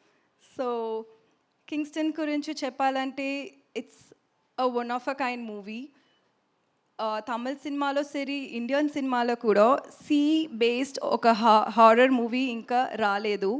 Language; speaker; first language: Telugu; non-native, local second language; Tamil